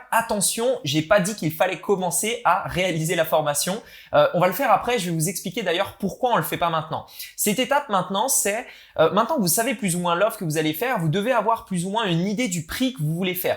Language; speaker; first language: French; native; French